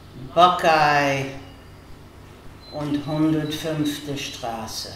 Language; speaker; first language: German; non-native, fluent; English